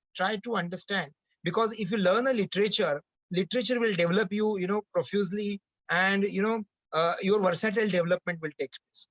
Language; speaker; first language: English; non-native, local second language; Marathi